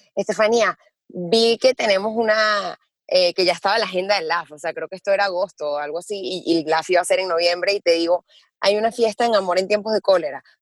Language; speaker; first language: Spanish; native; Spanish